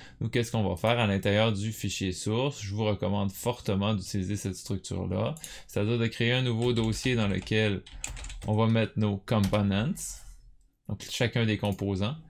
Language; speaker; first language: French; native; French